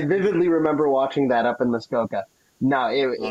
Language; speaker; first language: English; native; English